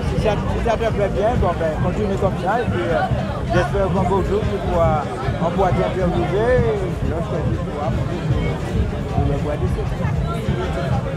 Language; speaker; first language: French; native; French